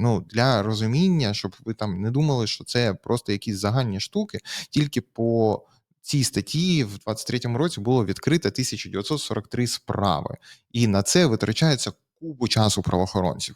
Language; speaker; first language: Ukrainian; native; Ukrainian